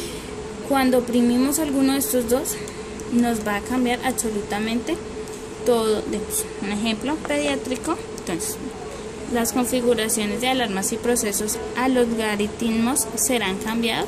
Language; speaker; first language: Spanish; native; Spanish